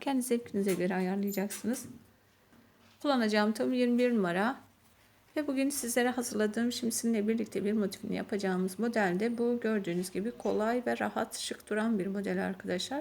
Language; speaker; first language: Turkish; native; Turkish